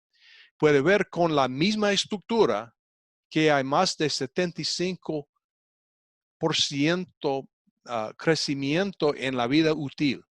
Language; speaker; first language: Spanish; non-native, fluent; English